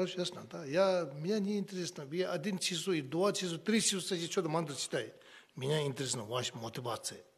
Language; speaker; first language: Russian; non-native, learner; Tibetan